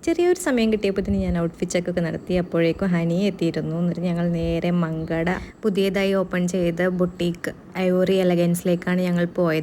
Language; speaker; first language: Malayalam; native; Malayalam